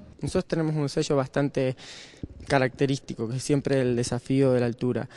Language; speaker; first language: Spanish; native; Spanish